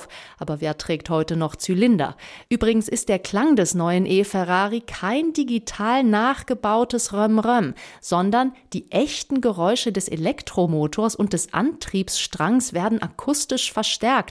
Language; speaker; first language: German; native; German